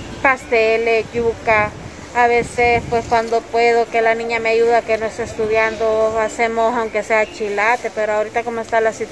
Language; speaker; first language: Spanish; native; Spanish